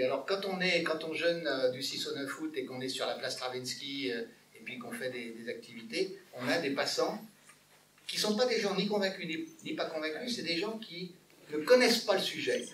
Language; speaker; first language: French; native; French